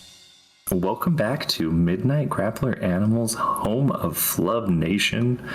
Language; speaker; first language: English; native; English